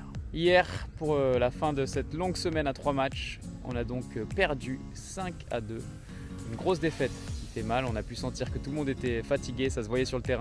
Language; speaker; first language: French; native; French